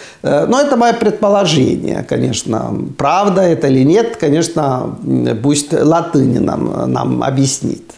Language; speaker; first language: Russian; non-native, fluent; Estonian